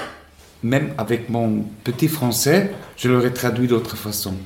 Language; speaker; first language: French; non-native, fluent; Spanish